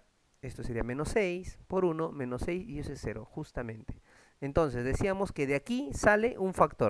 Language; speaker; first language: Spanish; native; Spanish